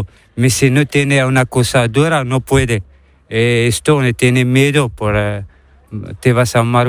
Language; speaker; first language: Spanish; non-native, learner; Arabic